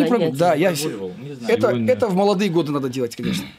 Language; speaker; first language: Russian; non-native, fluent; Azerbaijani